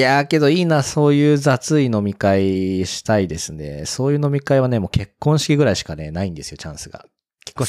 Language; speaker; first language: Japanese; native; Japanese